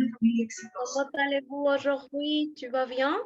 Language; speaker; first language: French; non-native, fluent; Spanish